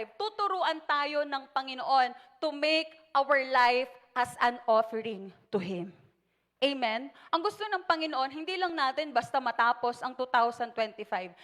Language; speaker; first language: Filipino; native; Filipino